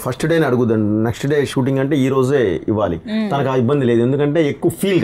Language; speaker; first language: Telugu; native; Telugu